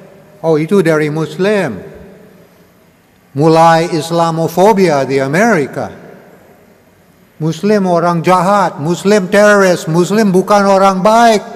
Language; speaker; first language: Indonesian; non-native, learner; English